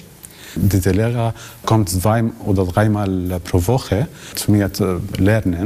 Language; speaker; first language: German; non-native, learner; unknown